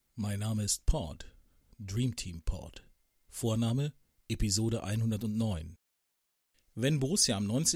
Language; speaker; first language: German; native; German